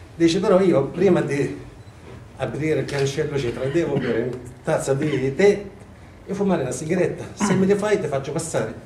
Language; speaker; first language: Italian; non-native, fluent; Arabic